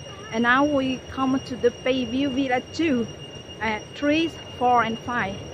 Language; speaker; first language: English; non-native, learner; Vietnamese